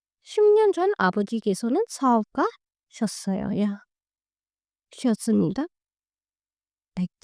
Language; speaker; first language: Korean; non-native, fluent; Hindi